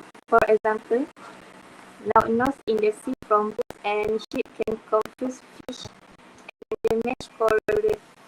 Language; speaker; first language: English; non-native, local second language; Malay